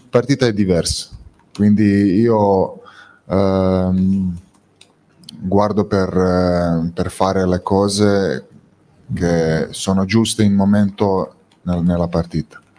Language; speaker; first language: Italian; non-native, fluent; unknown